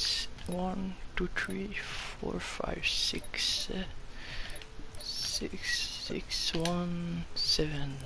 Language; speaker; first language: English; non-native, learner; French